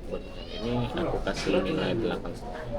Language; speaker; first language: Indonesian; native; Indonesian